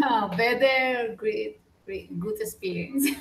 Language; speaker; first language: English; non-native, learner; Spanish